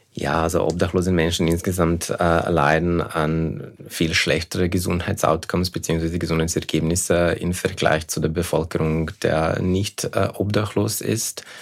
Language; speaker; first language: German; non-native, fluent; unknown